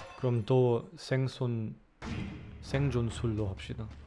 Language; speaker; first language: Korean; native; Korean